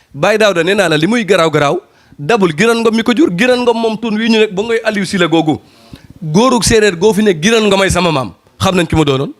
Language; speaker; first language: Wolof; non-native, local second language; Serer